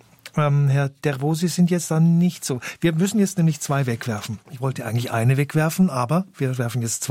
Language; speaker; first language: German; native; German